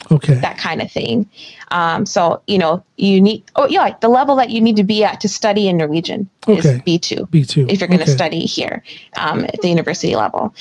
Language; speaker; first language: English; native; English